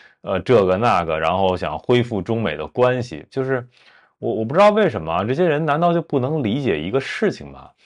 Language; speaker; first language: Chinese; native; Chinese